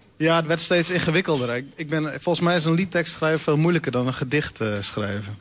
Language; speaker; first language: Dutch; non-native, local second language; Western Frisian